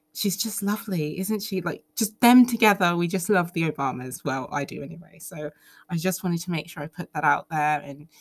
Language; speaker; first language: English; native; English